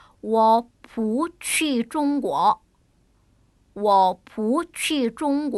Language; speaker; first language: Chinese; non-native, fluent; Korean